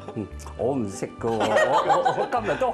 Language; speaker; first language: Cantonese; non-native, fluent; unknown